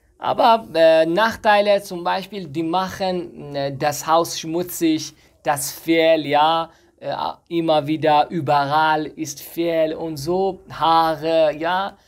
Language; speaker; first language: German; non-native, fluent; Persian